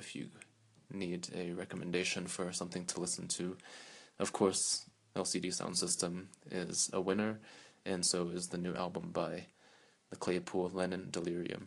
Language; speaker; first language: English; native; English